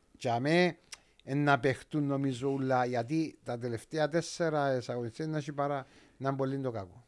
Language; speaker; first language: Greek; native; Greek